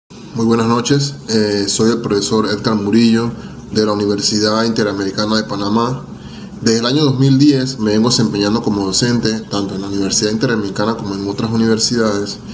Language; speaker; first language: Spanish; native; Spanish